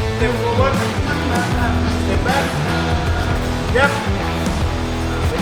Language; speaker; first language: English; non-native, learner; Thai